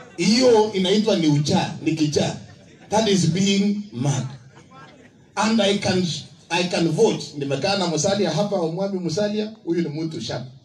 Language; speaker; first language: Swahili; non-native, local second language; Kalenjin